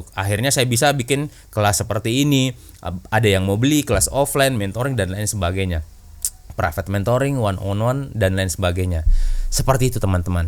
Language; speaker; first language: Indonesian; native; Indonesian